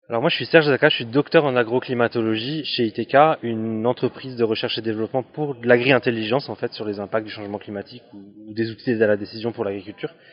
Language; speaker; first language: French; native; French